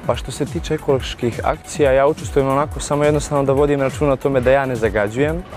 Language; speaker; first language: Bosnian; native; Bosnian